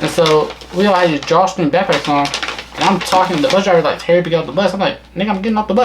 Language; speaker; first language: English; native; English